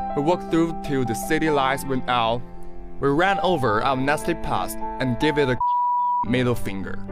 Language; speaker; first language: English; non-native, fluent; Chinese